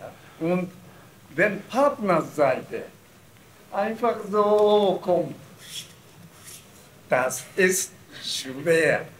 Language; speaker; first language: German; non-native, learner; Japanese